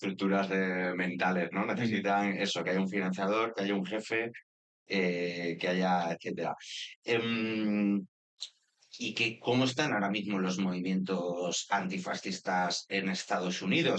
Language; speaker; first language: Spanish; native; Spanish